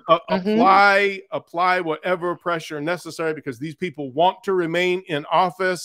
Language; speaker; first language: English; native; English